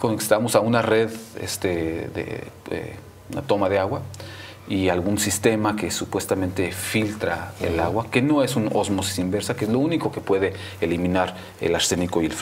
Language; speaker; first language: Spanish; native; Spanish